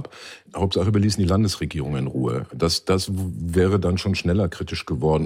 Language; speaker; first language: German; native; German